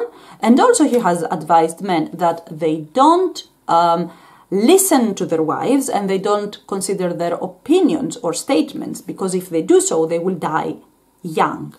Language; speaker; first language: English; non-native, fluent; Greek